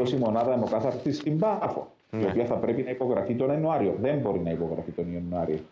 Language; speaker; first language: Greek; native; Greek